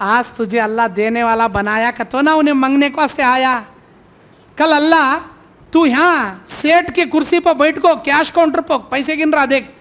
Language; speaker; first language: Hindi; native; Hindi